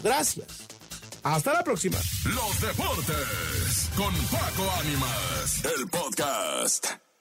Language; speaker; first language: Spanish; native; Spanish